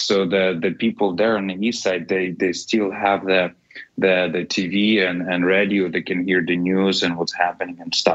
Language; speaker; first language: English; non-native, fluent; Ukrainian